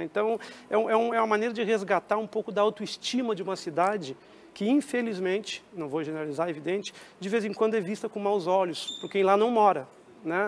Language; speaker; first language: Portuguese; native; Portuguese